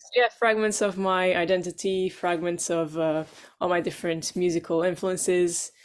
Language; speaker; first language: English; non-native, fluent; Portuguese